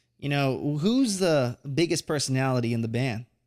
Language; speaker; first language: English; native; English